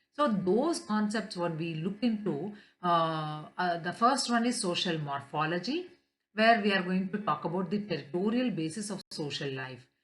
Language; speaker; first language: English; non-native, local second language; Kannada